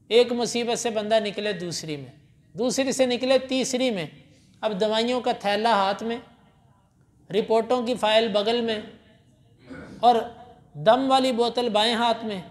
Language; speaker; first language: Urdu; non-native, local second language; Punjabi